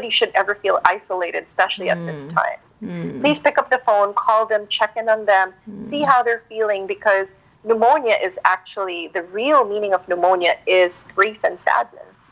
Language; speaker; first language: English; non-native, local second language; Filipino